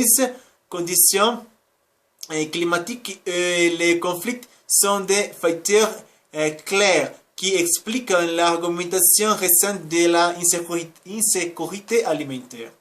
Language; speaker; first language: French; non-native, learner; Spanish